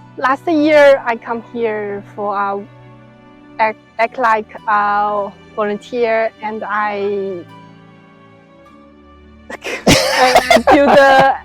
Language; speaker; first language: English; non-native, learner; Chinese